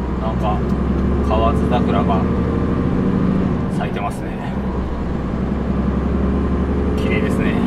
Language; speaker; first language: Japanese; native; Japanese